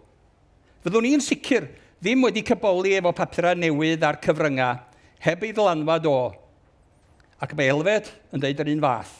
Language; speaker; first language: Welsh; native; Welsh